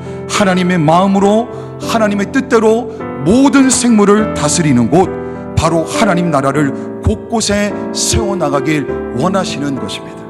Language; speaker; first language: Korean; native; Korean